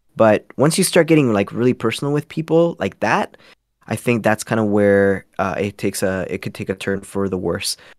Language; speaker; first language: English; early bilingual, other home language; Spanish